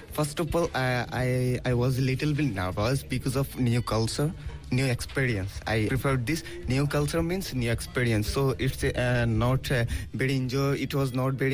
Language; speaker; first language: English; non-native, local second language; Bangla